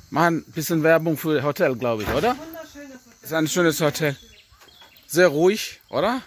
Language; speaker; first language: German; non-native, learner; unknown